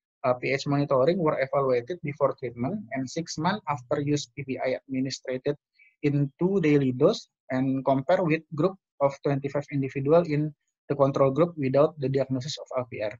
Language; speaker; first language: English; non-native, learner; Indonesian